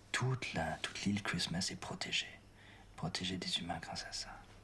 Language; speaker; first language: French; native; French